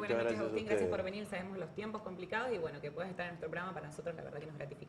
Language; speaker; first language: Spanish; native; Spanish